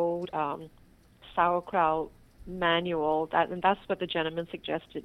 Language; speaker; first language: English; non-native, local second language; Cantonese